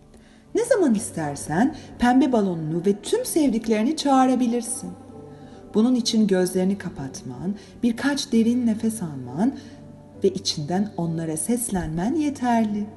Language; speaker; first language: Turkish; native; Turkish